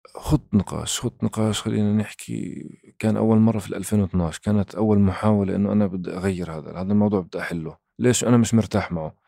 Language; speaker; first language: Arabic; native; Arabic